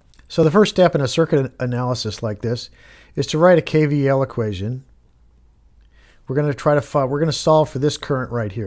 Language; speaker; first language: English; native; English